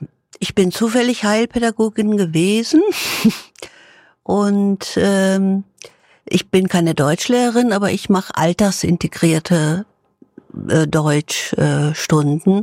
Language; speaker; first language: German; native; German